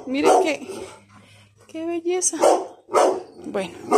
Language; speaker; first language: Spanish; native; Spanish